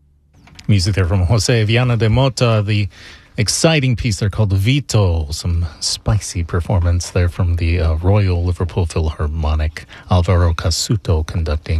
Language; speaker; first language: English; native; English